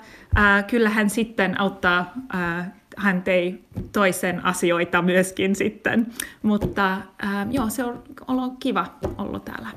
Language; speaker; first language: Finnish; non-native, learner; English